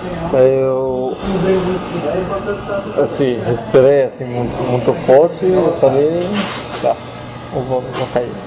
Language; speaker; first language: Portuguese; non-native, fluent; Arabic